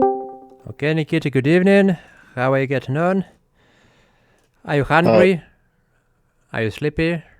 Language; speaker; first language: English; non-native, fluent; Russian